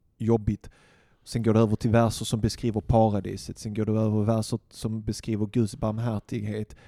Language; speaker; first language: Swedish; early bilingual, other home language; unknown